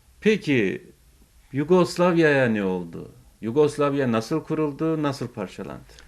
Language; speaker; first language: Turkish; native; Turkish